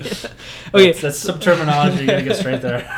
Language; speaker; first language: English; native; English